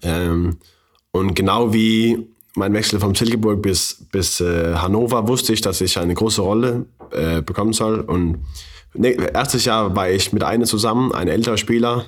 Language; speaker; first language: German; non-native, fluent; Danish